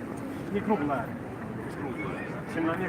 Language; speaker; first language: Russian; non-native, learner; Estonian